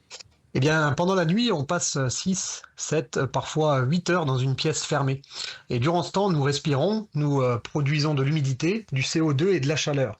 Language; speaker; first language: French; native; French